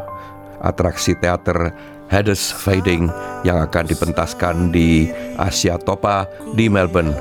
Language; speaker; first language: Indonesian; native; Indonesian